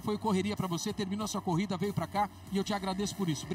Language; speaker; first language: Portuguese; native; Portuguese